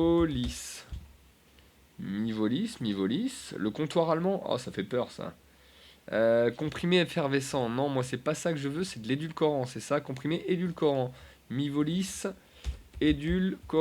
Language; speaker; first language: French; native; French